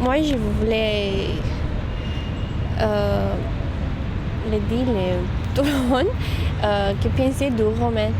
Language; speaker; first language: French; non-native, learner; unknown